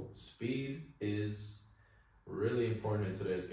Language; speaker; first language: English; native; English